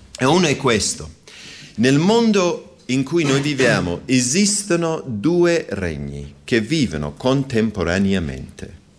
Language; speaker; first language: Italian; non-native, fluent; English